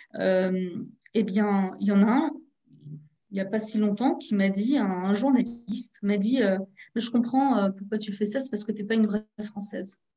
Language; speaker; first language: French; early bilingual, other home language; Turkish